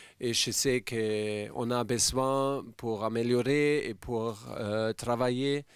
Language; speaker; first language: French; non-native, fluent; German